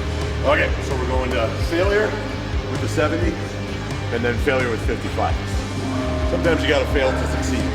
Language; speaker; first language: English; native; English